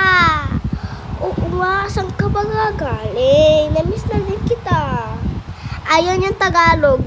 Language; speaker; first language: Filipino; native; Filipino